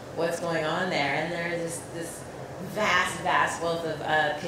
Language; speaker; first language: English; native; English